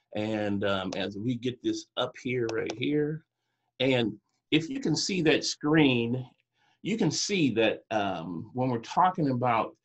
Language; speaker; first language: English; native; English